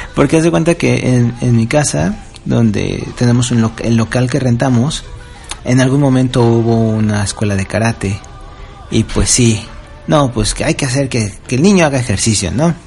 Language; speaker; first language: Spanish; native; Spanish